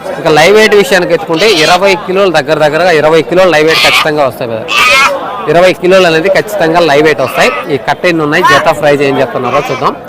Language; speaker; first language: Telugu; native; Telugu